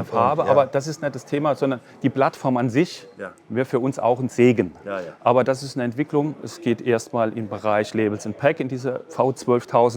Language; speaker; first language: German; native; German